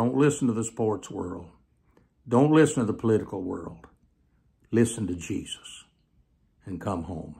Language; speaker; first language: English; native; English